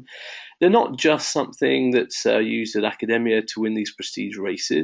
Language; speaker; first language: English; native; English